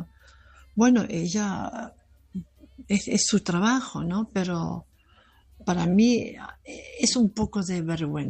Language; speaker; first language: Spanish; non-native, fluent; German